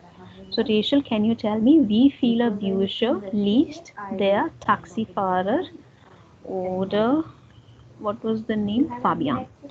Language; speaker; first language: German; non-native, learner; Hindi